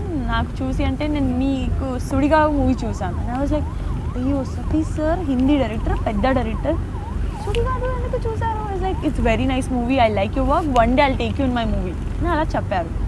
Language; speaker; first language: Telugu; non-native, local second language; Gujarati